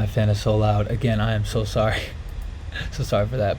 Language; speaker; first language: English; native; English